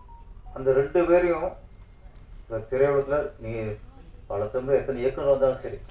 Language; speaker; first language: Tamil; native; Tamil